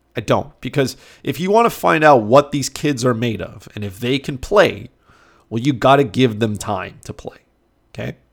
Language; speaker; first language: English; native; English